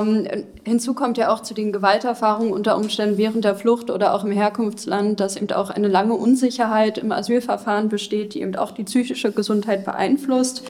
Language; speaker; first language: German; native; German